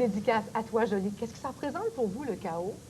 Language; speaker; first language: French; native; French